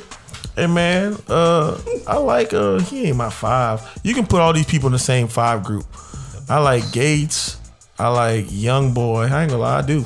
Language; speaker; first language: English; native; English